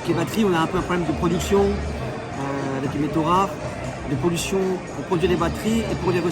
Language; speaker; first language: French; native; French